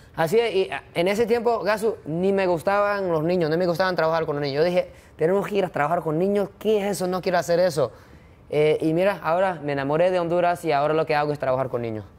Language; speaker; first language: Spanish; non-native, fluent; Japanese